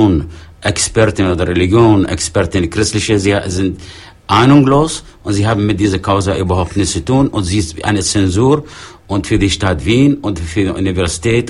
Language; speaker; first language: German; non-native, fluent; Arabic